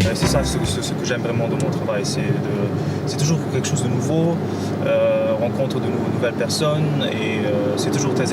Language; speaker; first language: French; non-native, local second language; Luxembourgish